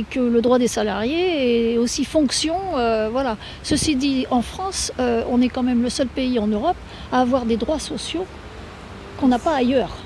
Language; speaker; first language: French; native; French